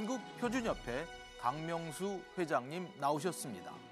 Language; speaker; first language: Korean; native; Korean